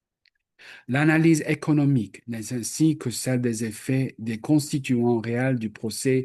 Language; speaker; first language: French; non-native, fluent; English